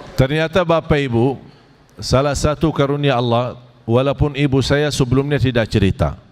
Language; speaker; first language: Malay; non-native, fluent; Arabic